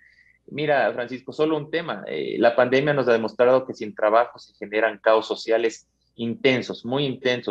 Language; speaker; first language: Spanish; native; Spanish